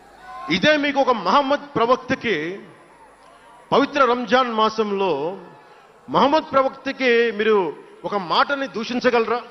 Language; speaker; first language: Telugu; native; Telugu